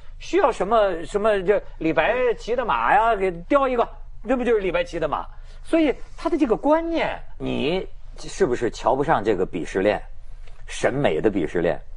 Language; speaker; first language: Chinese; native; Chinese